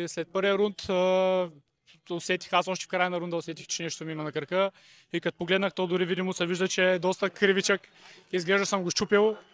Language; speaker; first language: Bulgarian; native; Bulgarian